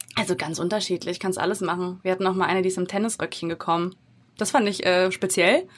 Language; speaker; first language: German; native; German